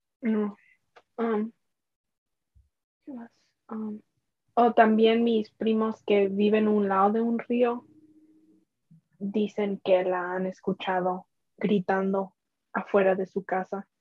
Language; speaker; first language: Spanish; early bilingual, heritage; Spanish